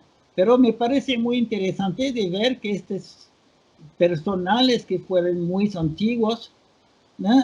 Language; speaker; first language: Spanish; non-native, fluent; French